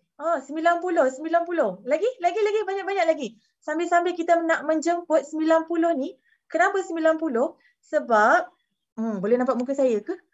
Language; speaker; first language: Malay; native; Malay